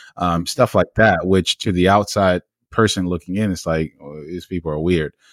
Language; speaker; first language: English; early bilingual, other home language; Lingala